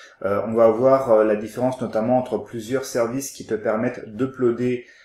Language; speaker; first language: French; native; French